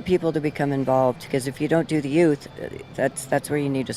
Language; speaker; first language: English; native; English